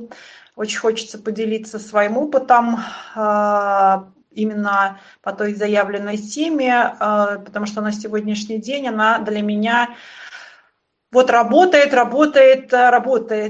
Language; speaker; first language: Russian; native; Russian